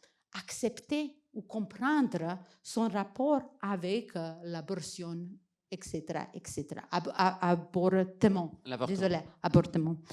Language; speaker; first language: French; non-native, fluent; Macedonian